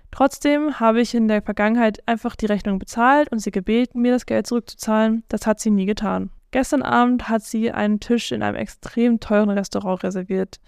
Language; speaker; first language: German; non-native, fluent; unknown